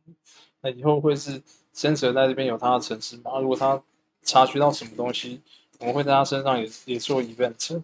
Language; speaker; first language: Chinese; native; Chinese